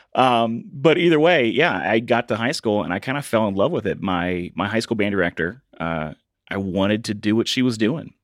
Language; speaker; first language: English; native; English